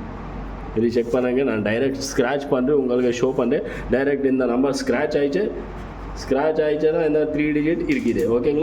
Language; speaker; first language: Tamil; non-native, local second language; Kannada